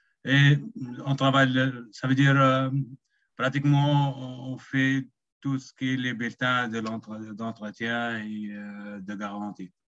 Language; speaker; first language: French; non-native, local second language; Arabic